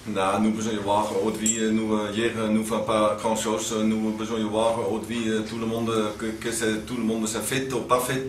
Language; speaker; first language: French; non-native, learner; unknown